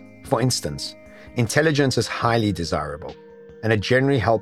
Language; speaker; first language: English; native; English